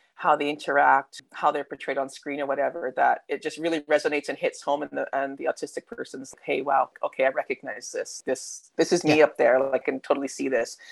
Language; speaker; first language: English; native; English